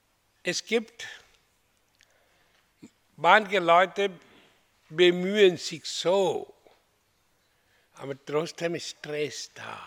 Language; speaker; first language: German; non-native, learner; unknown